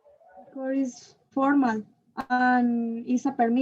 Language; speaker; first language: English; non-native, learner; Spanish